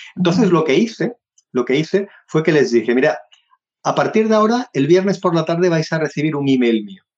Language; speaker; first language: Spanish; native; Spanish